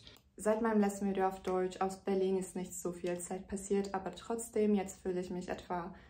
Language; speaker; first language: German; non-native, fluent; Turkish